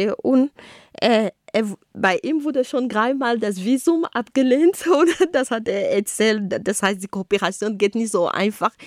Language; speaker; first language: German; non-native, fluent; Ghomala